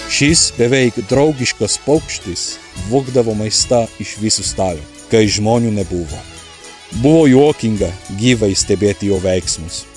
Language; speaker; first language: Lithuanian; non-native, learner; Czech